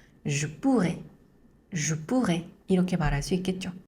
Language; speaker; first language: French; non-native, fluent; Korean